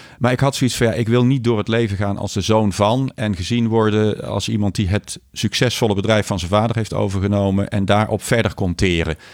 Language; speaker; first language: Dutch; native; Dutch